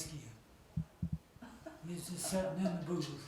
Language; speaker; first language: English; native; English